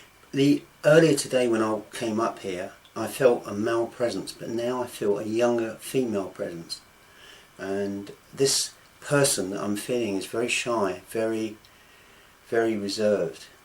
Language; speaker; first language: English; native; English